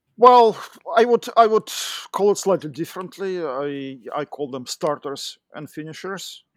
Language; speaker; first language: English; non-native, fluent; Russian